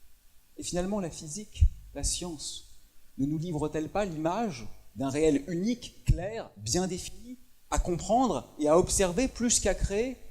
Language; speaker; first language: French; native; French